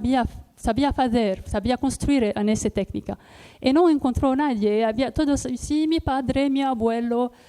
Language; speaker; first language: Spanish; non-native, learner; Arabic